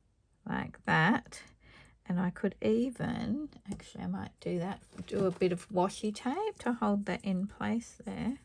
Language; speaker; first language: English; native; English